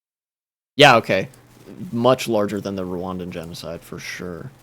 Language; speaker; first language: English; native; English